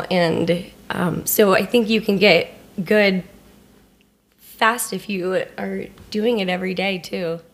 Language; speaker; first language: English; native; English